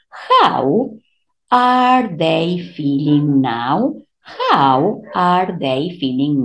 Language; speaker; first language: English; non-native, fluent; Spanish